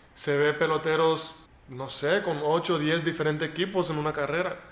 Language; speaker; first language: Spanish; early bilingual, heritage; Spanish